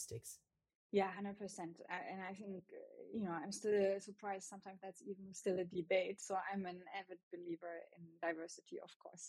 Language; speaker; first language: English; non-native, fluent; German